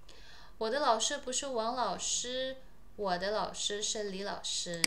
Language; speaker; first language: Chinese; non-native, fluent; Indonesian